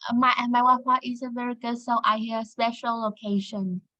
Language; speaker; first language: English; non-native, learner; Vietnamese